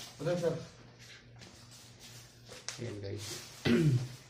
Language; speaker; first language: Arabic; non-native, learner; Filipino